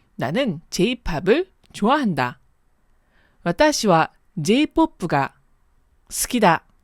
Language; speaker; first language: Korean; native; Korean